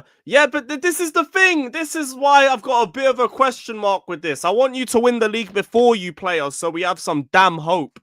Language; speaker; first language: English; native; English